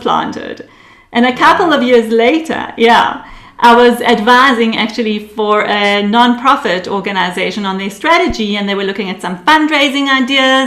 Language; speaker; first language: English; early bilingual, other home language; Hebrew